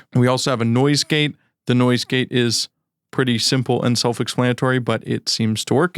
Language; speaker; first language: English; native; English